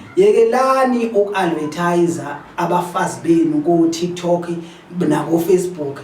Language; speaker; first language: Zulu; native; Zulu